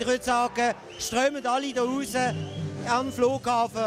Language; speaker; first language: German; native; German